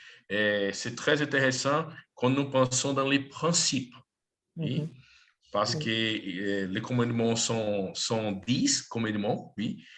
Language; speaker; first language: French; non-native, learner; Portuguese